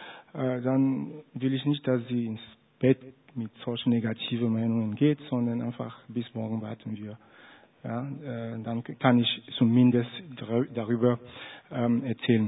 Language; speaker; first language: German; non-native, fluent; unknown